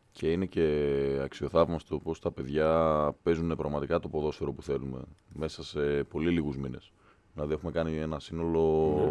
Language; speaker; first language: Greek; native; Greek